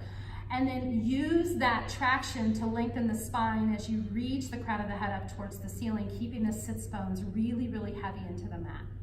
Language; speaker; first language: English; native; English